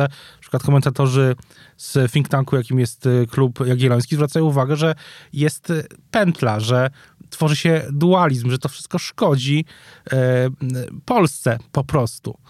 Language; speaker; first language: Polish; native; Polish